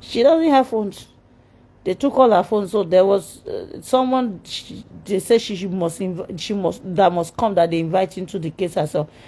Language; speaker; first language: English; non-native, local second language; Yoruba